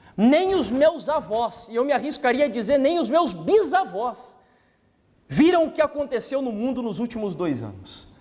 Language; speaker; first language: Portuguese; native; Portuguese